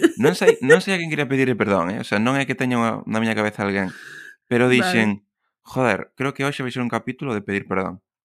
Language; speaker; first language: Galician; non-native, local second language; Spanish